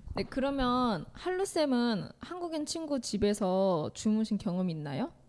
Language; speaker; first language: Korean; native; Korean